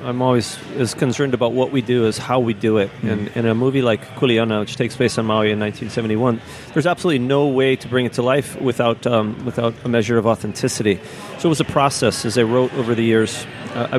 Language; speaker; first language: English; native; English